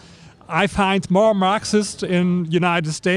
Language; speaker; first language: English; non-native, fluent; German